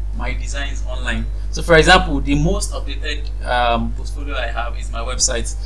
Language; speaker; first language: English; non-native, local second language; Yoruba